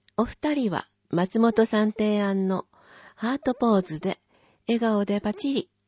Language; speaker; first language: Japanese; native; Japanese